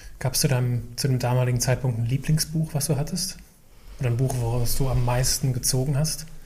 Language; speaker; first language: German; native; German